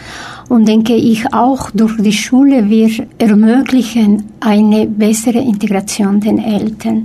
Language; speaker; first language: German; non-native, fluent; Spanish